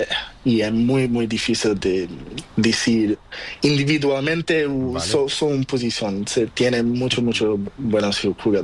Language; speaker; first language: Spanish; non-native, learner; Portuguese